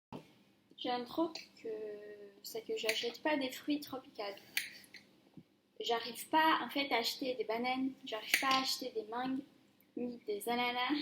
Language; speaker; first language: French; non-native, fluent; Portuguese